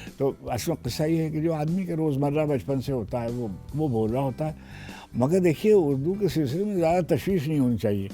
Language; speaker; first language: Urdu; native; Urdu